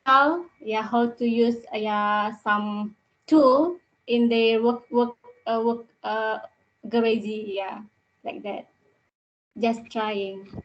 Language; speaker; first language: English; non-native, learner; Indonesian